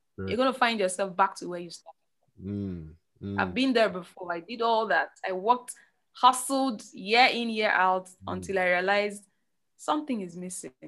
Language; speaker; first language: English; non-native, local second language; Igbo